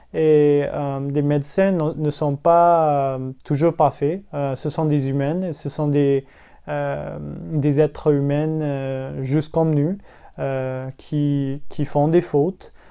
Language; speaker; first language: French; non-native, learner; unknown